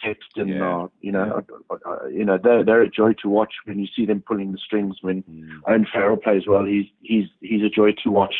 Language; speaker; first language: English; native; English